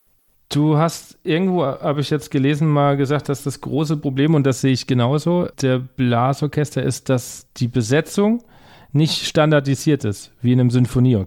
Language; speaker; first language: German; native; German